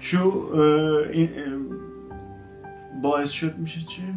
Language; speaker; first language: Turkish; non-native, fluent; Azerbaijani